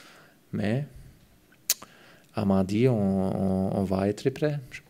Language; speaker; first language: French; non-native, fluent; German